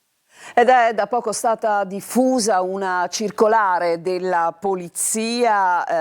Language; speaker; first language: Italian; native; Italian